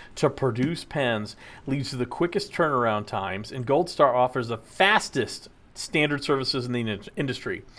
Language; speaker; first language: English; native; English